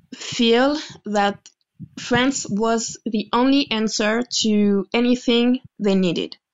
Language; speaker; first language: English; non-native, fluent; French